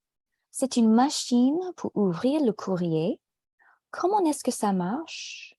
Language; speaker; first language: French; native; French